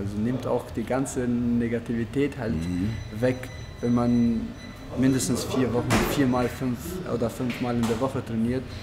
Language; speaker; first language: German; non-native, fluent; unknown